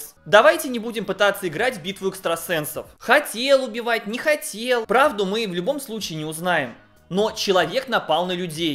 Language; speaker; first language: Russian; native; Russian